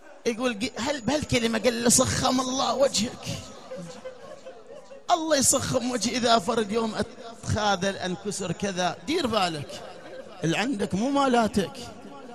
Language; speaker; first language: Arabic; native; Arabic